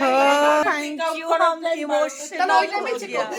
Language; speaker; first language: Hindi; non-native, local second language; Bangla